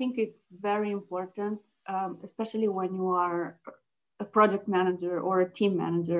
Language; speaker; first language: English; non-native, fluent; Italian